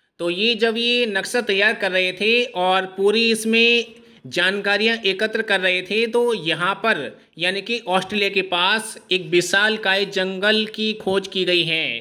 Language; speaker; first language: Hindi; native; Hindi